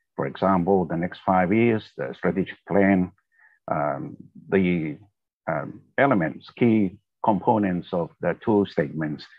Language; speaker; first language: English; non-native, fluent; Tongan